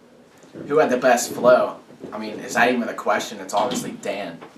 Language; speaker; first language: English; native; English